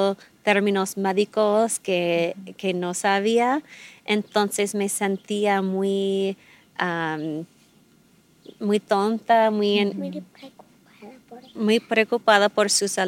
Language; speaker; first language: Spanish; non-native, fluent; English